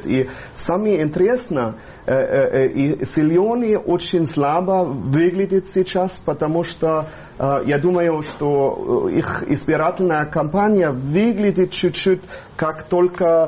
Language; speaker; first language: Russian; non-native, fluent; German